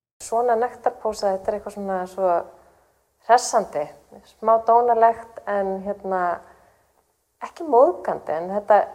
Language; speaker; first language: Icelandic; native; Icelandic